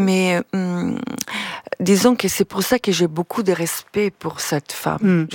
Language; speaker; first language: French; non-native, fluent; Italian